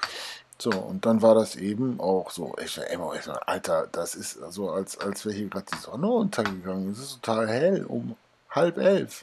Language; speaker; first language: German; native; German